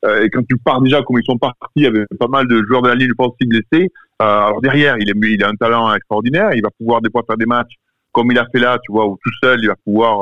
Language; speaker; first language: French; native; French